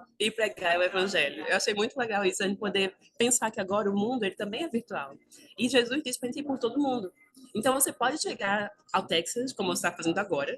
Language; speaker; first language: Portuguese; native; Portuguese